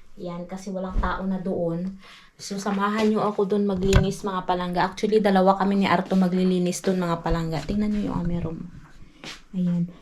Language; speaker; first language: Filipino; non-native, local second language; Hiligaynon